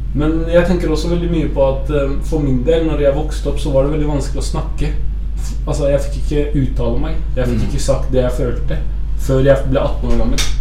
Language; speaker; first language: Norwegian; early bilingual, other home language; Arabic